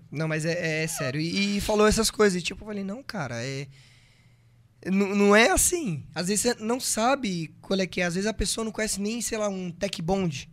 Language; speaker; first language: Portuguese; native; Portuguese